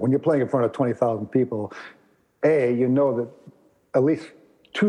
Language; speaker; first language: English; native; English